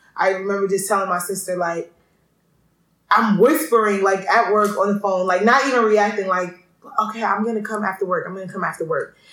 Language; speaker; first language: English; early bilingual, other home language; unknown